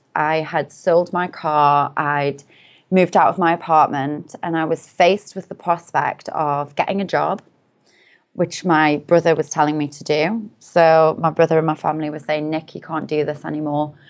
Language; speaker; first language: English; native; English